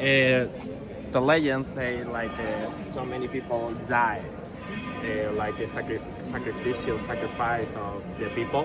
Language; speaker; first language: English; non-native, learner; Spanish